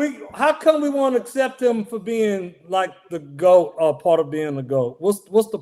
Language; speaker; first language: English; native; English